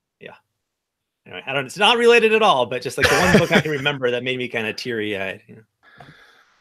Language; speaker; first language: English; native; English